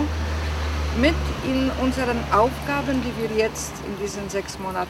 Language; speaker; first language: German; non-native, fluent; Polish